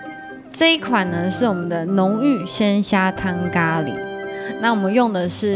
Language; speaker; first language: Chinese; native; Chinese